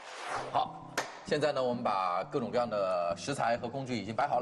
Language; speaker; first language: Chinese; native; Chinese